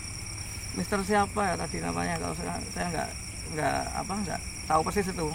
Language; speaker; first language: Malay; non-native, local second language; Javanese